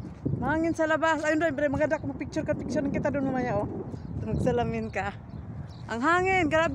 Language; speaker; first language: Filipino; non-native, local second language; Cebuano